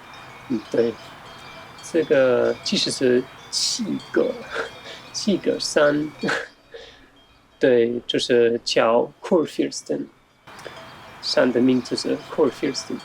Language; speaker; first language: Chinese; non-native, fluent; German